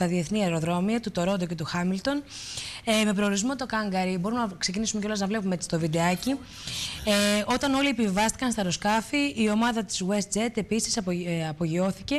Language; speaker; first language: Greek; native; Greek